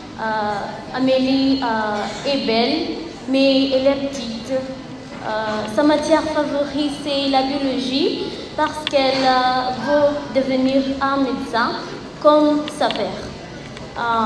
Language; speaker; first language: French; non-native, learner; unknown